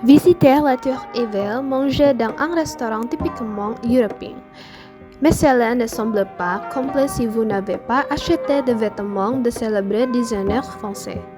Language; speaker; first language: French; non-native, learner; Indonesian